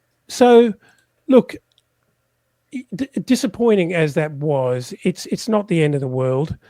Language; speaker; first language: English; native; English